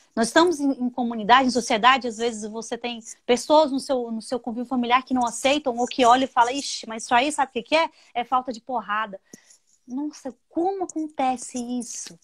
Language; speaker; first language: Portuguese; native; Portuguese